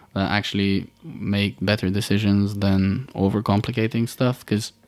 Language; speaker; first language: English; non-native, fluent; Bulgarian